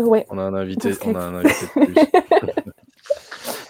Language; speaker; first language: French; native; French